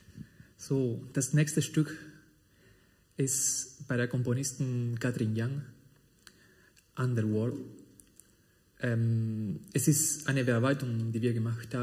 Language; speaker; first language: German; non-native, fluent; Spanish